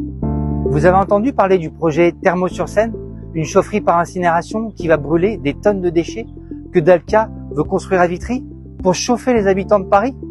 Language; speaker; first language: French; native; French